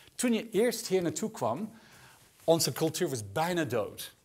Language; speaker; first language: Dutch; non-native, fluent; English